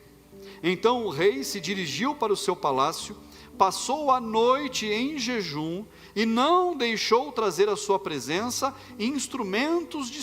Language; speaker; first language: Portuguese; native; Portuguese